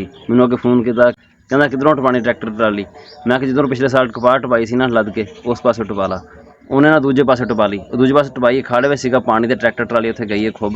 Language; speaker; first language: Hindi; non-native, local second language; Punjabi